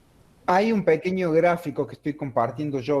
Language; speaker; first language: Spanish; native; Spanish